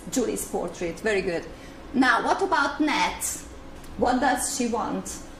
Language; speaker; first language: English; non-native, fluent; Hungarian